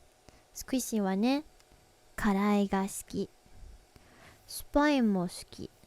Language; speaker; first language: Japanese; non-native, learner; English